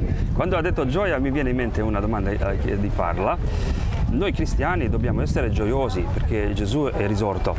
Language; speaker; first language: Italian; non-native, fluent; Croatian